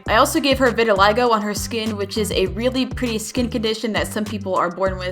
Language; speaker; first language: English; native; English